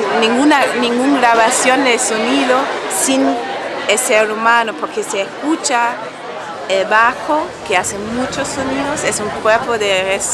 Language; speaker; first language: Spanish; non-native, fluent; German